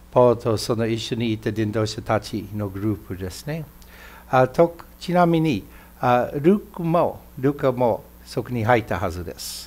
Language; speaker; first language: Japanese; non-native, fluent; English